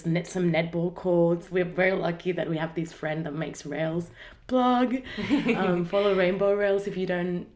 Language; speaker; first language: English; non-native, fluent; Spanish